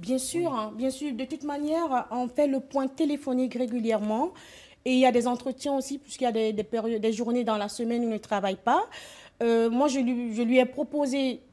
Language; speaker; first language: French; native; French